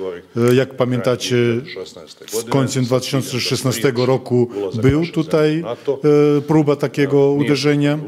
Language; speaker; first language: Polish; non-native, fluent; Serbian